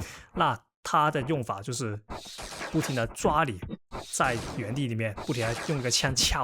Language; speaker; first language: Chinese; non-native, local second language; Cantonese